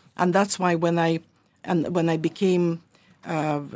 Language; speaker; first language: English; early bilingual, other home language; Russian